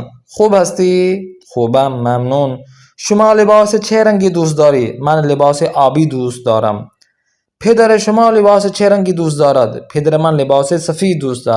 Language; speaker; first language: Persian; non-native, fluent; Urdu